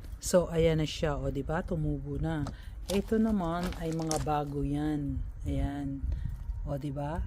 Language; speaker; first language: Filipino; native; Filipino